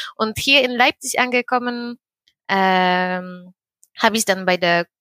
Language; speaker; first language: German; non-native, fluent; Polish